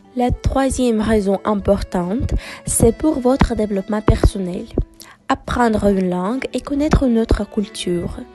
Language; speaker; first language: French; non-native, fluent; Russian